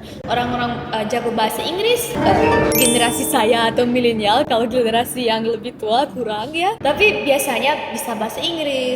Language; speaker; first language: Indonesian; non-native, fluent; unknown